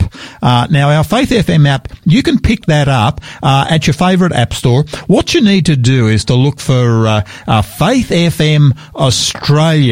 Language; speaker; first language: English; native; English